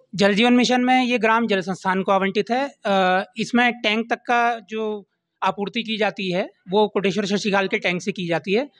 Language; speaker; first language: Hindi; native; Hindi